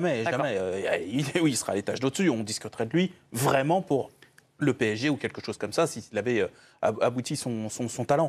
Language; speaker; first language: French; native; French